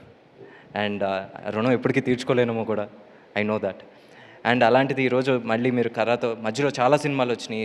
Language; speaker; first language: Telugu; native; Telugu